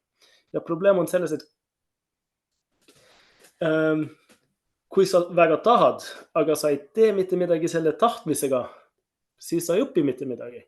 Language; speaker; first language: Estonian; non-native, fluent; Norwegian